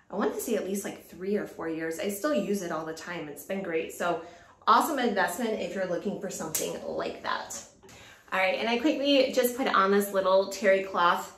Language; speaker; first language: English; native; English